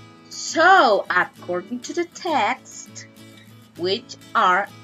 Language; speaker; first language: English; non-native, fluent; Spanish